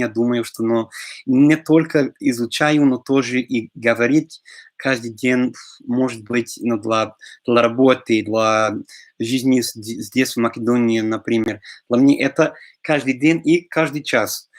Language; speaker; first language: Russian; non-native, fluent; English